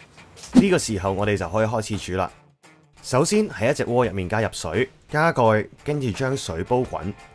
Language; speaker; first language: Cantonese; native; Cantonese